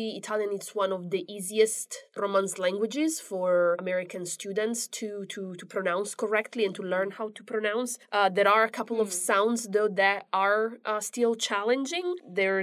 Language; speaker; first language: English; non-native, fluent; Italian